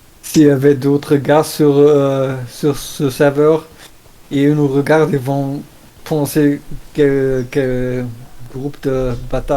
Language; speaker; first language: French; non-native, learner; German